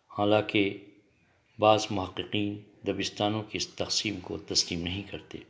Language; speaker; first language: Urdu; native; Urdu